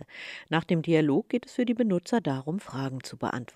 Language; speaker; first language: German; native; German